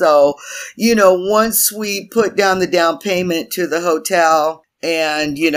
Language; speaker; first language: English; native; English